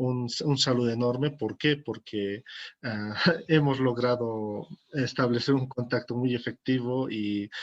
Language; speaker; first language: Spanish; native; Spanish